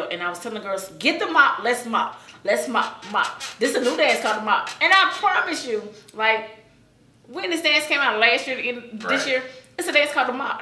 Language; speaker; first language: English; native; English